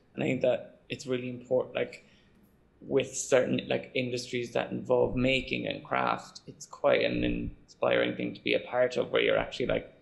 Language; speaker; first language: English; native; English